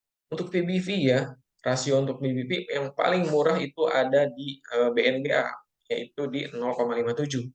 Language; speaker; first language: Indonesian; native; Indonesian